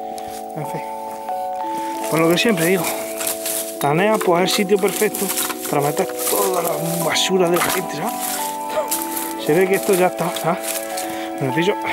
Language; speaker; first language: Spanish; native; Spanish